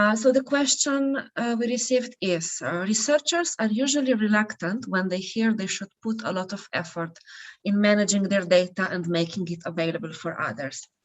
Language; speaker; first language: English; non-native, fluent; Slovenian